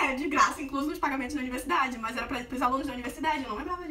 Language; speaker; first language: Portuguese; native; Portuguese